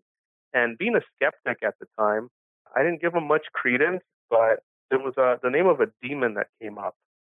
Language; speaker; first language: English; early bilingual, other home language; Spanish